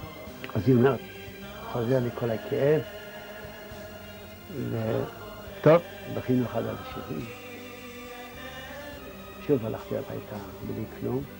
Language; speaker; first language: Hebrew; non-native, fluent; Yiddish